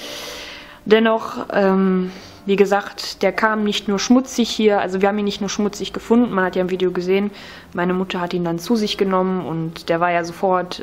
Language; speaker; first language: German; native; German